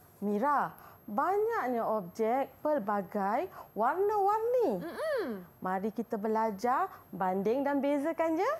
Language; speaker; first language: Malay; native; Malay